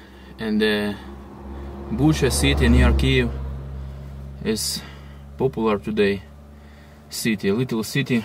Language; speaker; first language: English; non-native, learner; Russian